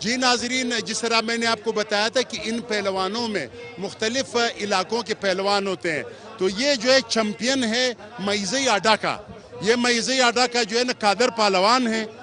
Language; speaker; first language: Urdu; non-native, local second language; Pashto